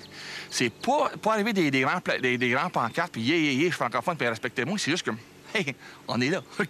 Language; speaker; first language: French; native; French